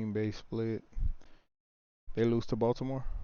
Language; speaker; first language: English; native; English